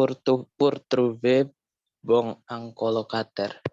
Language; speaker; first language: French; non-native, learner; Indonesian